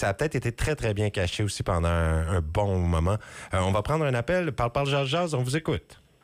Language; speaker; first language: French; native; French